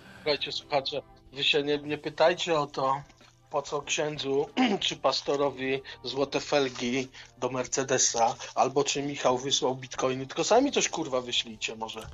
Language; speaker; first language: Polish; native; Polish